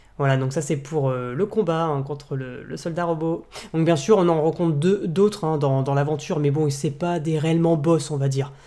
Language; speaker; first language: French; native; French